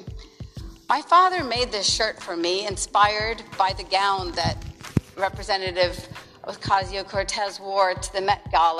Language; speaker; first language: English; early bilingual, other home language; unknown